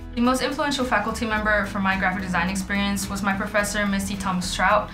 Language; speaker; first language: English; native; English